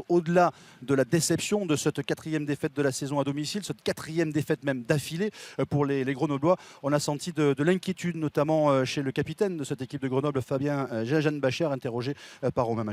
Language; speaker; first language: French; native; French